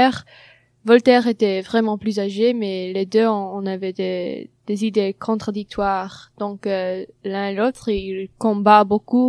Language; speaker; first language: French; non-native, fluent; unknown